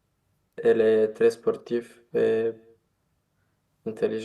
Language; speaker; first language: French; non-native, learner; Romanian